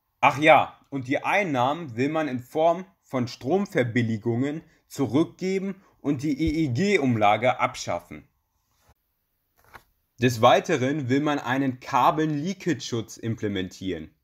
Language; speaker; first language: German; native; German